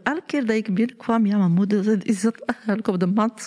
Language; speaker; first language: Dutch; non-native, learner; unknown